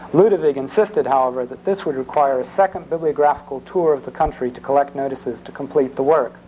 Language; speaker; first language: English; native; English